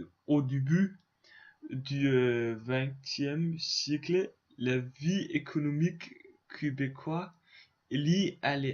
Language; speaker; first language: French; non-native, learner; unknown